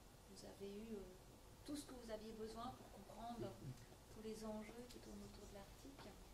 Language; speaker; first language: French; native; French